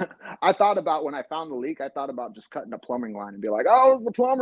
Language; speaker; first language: English; native; English